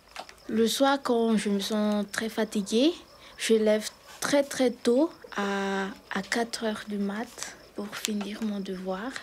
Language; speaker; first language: French; non-native, local second language; Malagasy